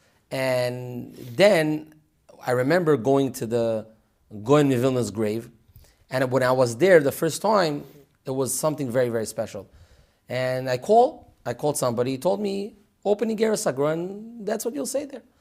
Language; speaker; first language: English; early bilingual, other home language; Hebrew